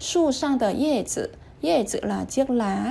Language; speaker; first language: Chinese; non-native, learner; Vietnamese